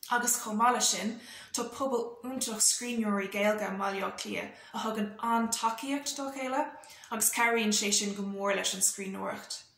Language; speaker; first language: Irish; non-native, local second language; English